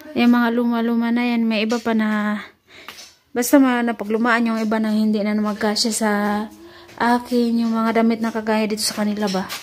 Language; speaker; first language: Filipino; non-native, local second language; Cebuano